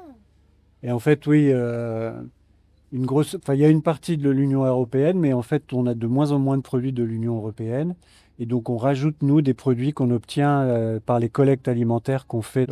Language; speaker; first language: French; native; French